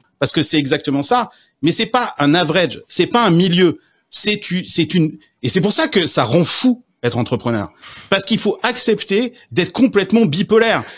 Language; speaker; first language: French; native; French